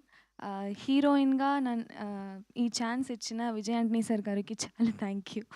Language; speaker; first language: Telugu; non-native, learner; Tamil